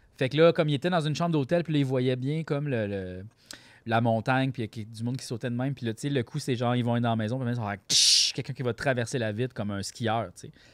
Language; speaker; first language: French; native; French